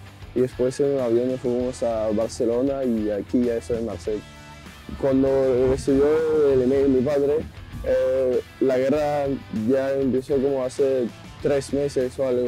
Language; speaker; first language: Spanish; non-native, fluent; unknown